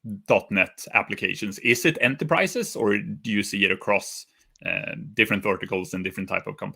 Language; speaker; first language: English; non-native, fluent; Swedish